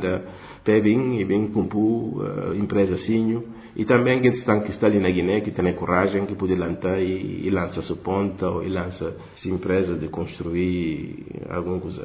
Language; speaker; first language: Portuguese; non-native, local second language; Upper Guinea Crioulo